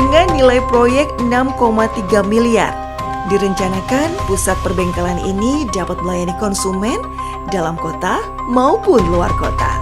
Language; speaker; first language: Indonesian; native; Indonesian